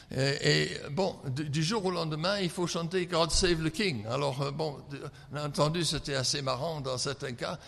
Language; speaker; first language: French; non-native, fluent; English